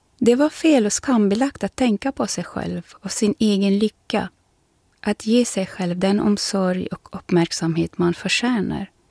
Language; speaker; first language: Swedish; non-native, fluent; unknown